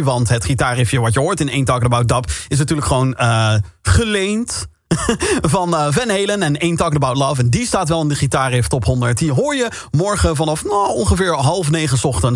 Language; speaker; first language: Dutch; native; Dutch